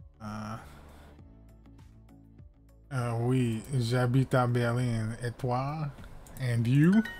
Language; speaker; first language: French; non-native, learner; English